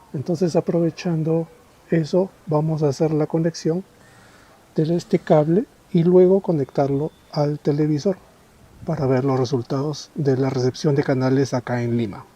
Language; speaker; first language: Spanish; native; Spanish